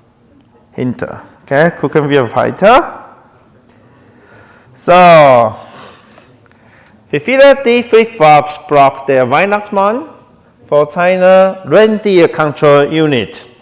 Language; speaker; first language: German; non-native, learner; Chinese